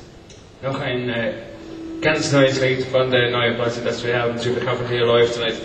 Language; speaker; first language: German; non-native, learner; English